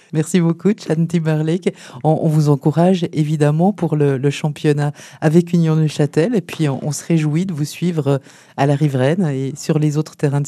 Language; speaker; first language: French; native; French